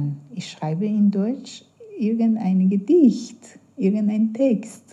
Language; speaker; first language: German; non-native, fluent; Persian